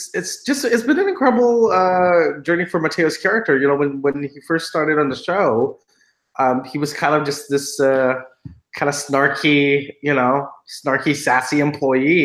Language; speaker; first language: English; non-native, local second language; Filipino